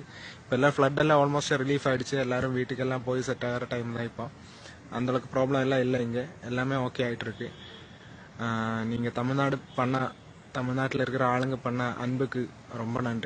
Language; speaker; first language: Tamil; non-native, local second language; Malayalam